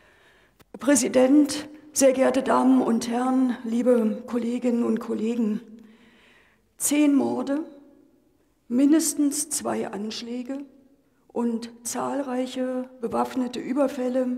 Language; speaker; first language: German; native; German